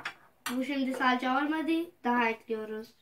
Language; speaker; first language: Turkish; non-native, fluent; Urdu